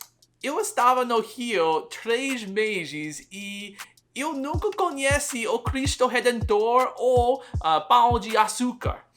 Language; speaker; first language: Portuguese; non-native, learner; English